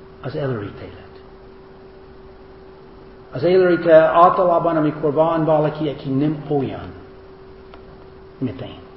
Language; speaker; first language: Hungarian; non-native, fluent; English